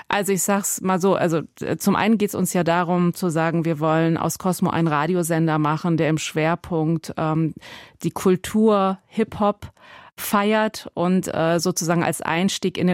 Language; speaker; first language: German; native; German